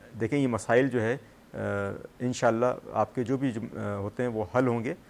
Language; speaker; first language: Urdu; native; Urdu